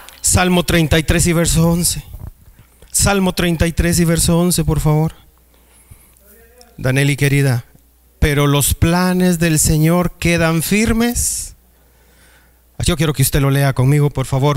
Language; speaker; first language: Spanish; native; Spanish